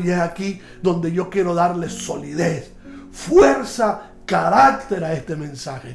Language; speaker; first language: Spanish; native; Spanish